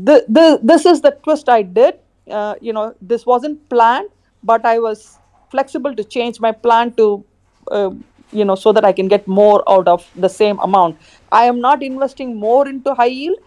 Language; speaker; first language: English; non-native, fluent; Khmer